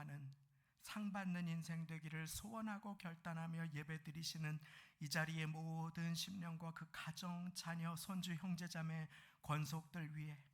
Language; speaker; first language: Korean; native; Korean